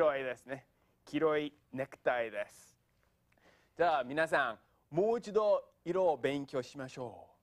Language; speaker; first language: Japanese; non-native, fluent; English